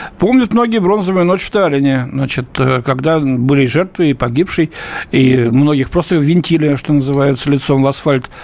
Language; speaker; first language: Russian; native; Russian